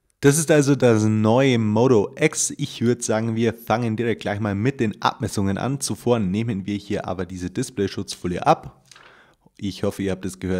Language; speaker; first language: German; native; German